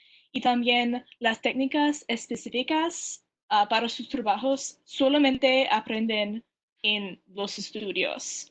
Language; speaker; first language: Spanish; non-native, learner; English